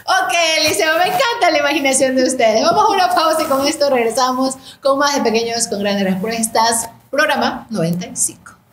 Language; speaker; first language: Spanish; native; Spanish